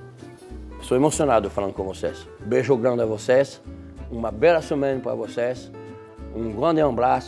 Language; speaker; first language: Portuguese; non-native, fluent; French